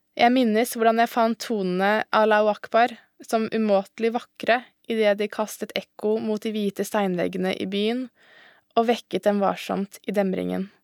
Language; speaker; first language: Norwegian; early bilingual, other home language; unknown